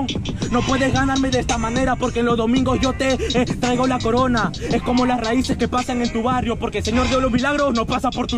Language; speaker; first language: Spanish; native; Spanish